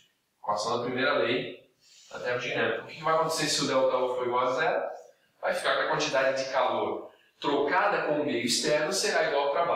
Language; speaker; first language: Portuguese; native; Portuguese